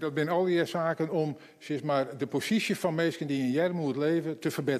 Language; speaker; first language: Dutch; non-native, local second language; Western Frisian